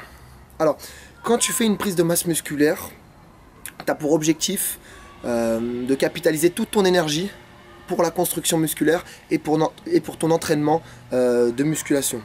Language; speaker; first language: French; native; French